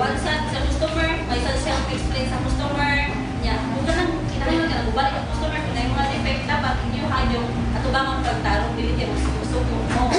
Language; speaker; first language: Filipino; non-native, local second language; Cebuano